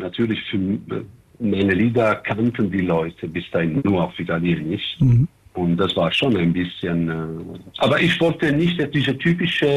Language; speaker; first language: German; non-native, fluent; Italian